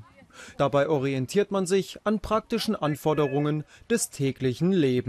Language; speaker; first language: German; native; German